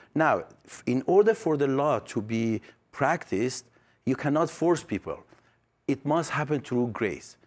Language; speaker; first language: English; non-native, fluent; Persian